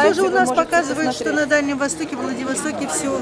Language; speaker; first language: Russian; native; Russian